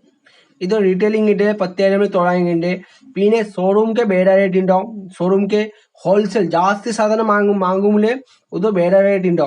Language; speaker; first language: Malayalam; non-native, learner; Hindi